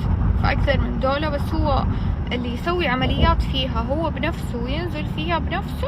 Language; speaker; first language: Arabic; native; Arabic